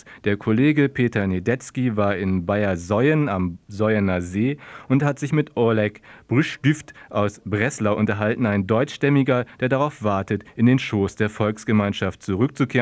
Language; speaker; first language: German; native; German